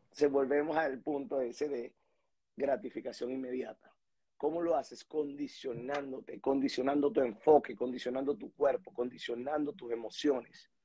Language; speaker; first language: Spanish; native; Spanish